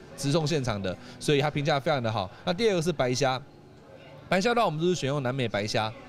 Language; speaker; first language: Chinese; native; Chinese